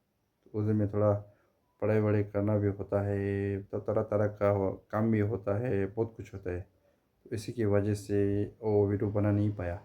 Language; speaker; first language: Hindi; non-native, fluent; Tibetan